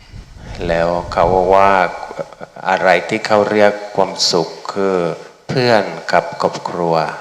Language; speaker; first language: Thai; non-native, fluent; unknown